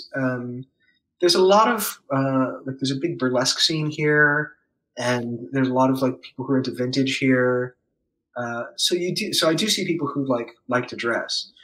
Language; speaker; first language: English; native; English